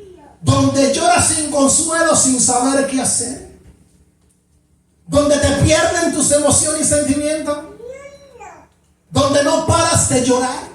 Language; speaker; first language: Spanish; native; Spanish